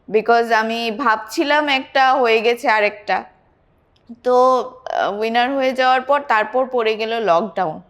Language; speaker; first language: Bangla; native; Bangla